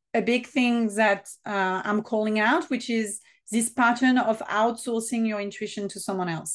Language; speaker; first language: English; non-native, fluent; French